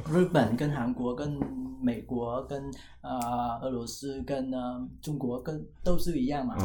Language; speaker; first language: Chinese; non-native, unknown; Vietnamese